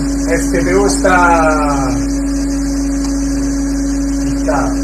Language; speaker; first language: Spanish; non-native, fluent; Chinese